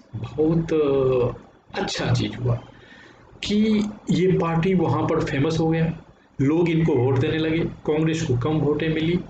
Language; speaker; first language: Hindi; native; Hindi